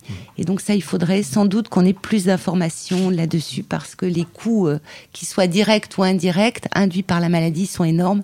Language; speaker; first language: French; native; French